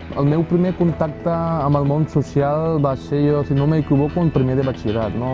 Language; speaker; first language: Catalan; non-native, fluent; Urdu